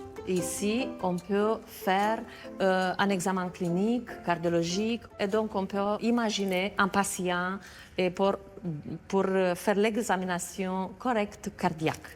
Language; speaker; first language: French; non-native, fluent; Romanian